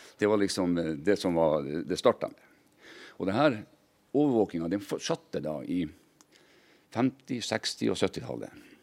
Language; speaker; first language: Norwegian; native; Norwegian